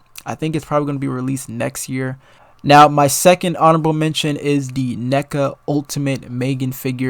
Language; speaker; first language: English; native; English